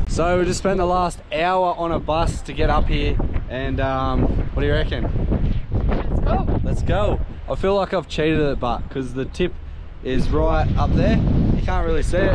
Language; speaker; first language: English; native; English